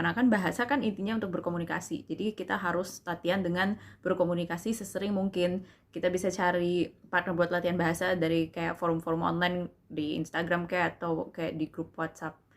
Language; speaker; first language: Indonesian; early bilingual, heritage; English